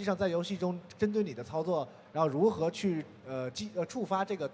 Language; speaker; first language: Chinese; native; Chinese